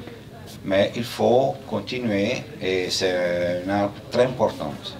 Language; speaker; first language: French; non-native, fluent; Italian